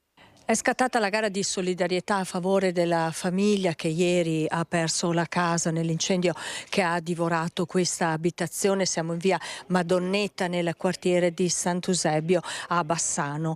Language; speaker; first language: Italian; native; Italian